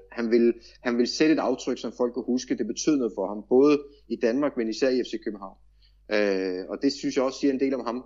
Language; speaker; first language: Danish; native; Danish